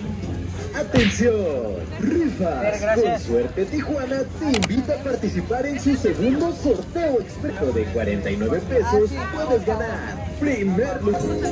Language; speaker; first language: Spanish; native; Spanish